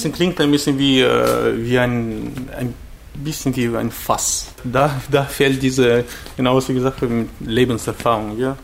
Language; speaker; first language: German; non-native, fluent; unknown